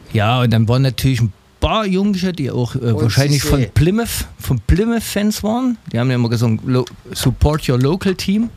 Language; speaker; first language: German; native; German